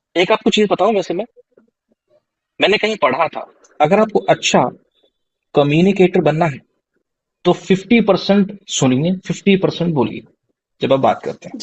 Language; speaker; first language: Hindi; non-native, local second language; Punjabi